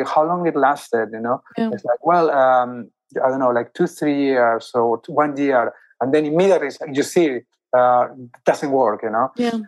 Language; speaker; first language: English; non-native, fluent; Spanish